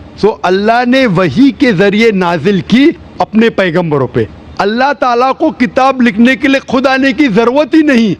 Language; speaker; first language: Urdu; non-native, local second language; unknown